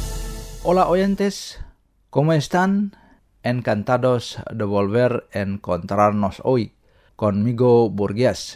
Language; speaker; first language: Spanish; non-native, fluent; Indonesian